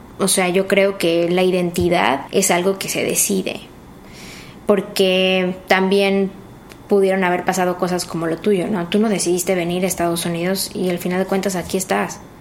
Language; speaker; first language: Spanish; native; Spanish